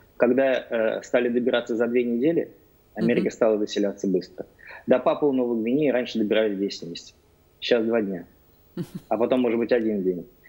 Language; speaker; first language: Russian; native; Russian